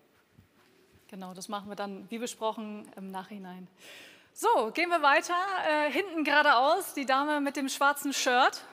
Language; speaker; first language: German; native; German